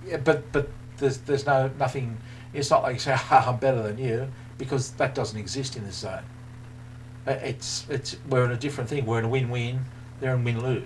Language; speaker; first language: English; native; English